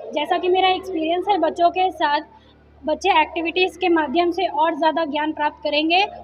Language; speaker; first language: Hindi; native; Hindi